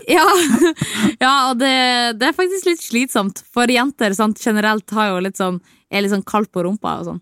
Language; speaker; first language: Norwegian; native; Norwegian